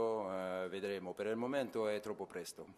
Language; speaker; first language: Italian; non-native, fluent; French